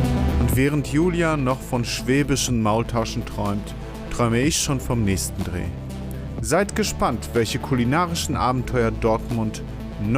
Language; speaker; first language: German; native; German